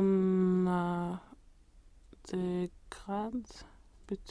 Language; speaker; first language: French; non-native, learner; Swedish